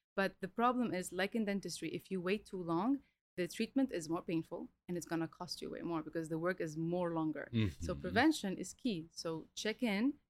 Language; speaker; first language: English; early bilingual, other home language; Arabic